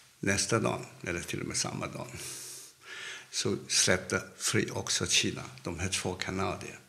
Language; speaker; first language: Swedish; non-native, fluent; Cantonese